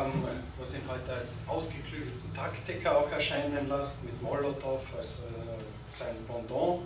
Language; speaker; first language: German; native; German